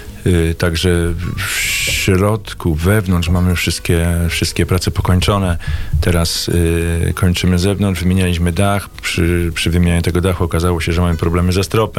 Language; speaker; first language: Polish; native; Polish